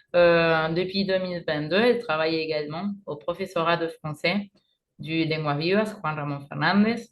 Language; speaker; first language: French; non-native, fluent; Spanish